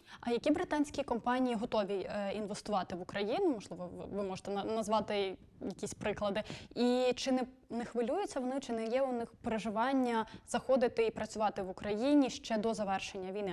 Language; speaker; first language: Ukrainian; native; Ukrainian